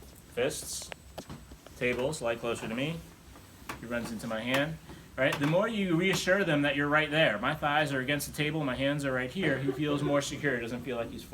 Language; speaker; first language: English; native; English